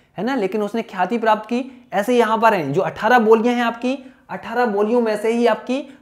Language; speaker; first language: Hindi; native; Hindi